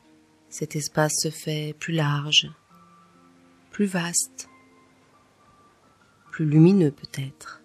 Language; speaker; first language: French; native; French